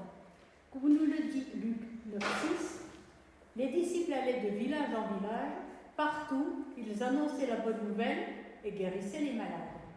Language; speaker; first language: French; native; French